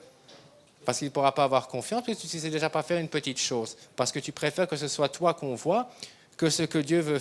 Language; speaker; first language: French; native; French